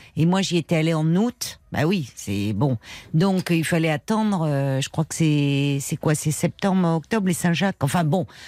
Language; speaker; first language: French; native; French